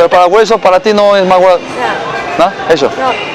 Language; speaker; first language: Spanish; non-native, learner; Korean